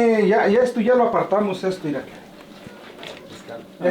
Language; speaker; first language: Spanish; native; Spanish